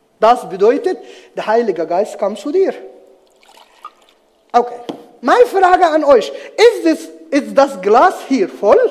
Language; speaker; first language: German; non-native, learner; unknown